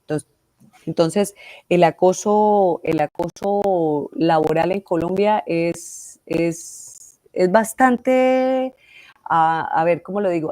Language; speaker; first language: Spanish; native; Spanish